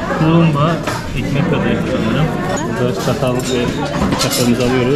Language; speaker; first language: Turkish; native; Turkish